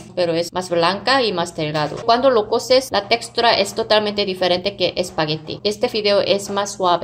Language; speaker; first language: Spanish; non-native, fluent; Korean